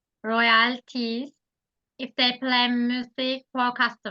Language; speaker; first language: English; non-native, learner; Turkish